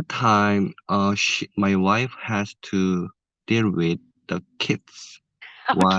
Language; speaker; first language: English; non-native, learner; Korean